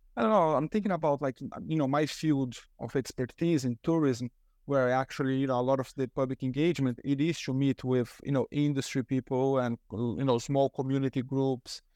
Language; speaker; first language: English; non-native, fluent; Portuguese